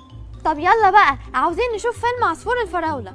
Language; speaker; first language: Arabic; native; Arabic